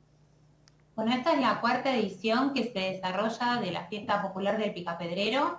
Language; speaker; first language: Spanish; native; Spanish